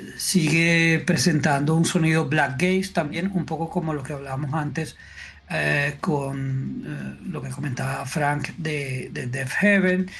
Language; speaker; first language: Spanish; native; Spanish